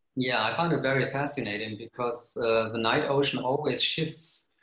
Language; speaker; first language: English; non-native, fluent; German